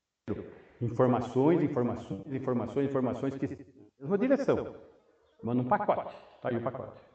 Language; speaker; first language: Portuguese; native; Portuguese